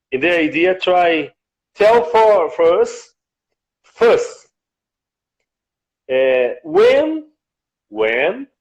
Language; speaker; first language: English; non-native, learner; Portuguese